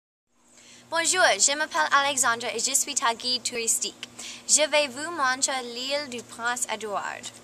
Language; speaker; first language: French; non-native, learner; English